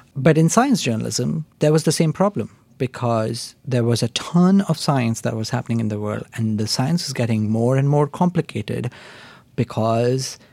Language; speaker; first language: English; non-native, local second language; Hindi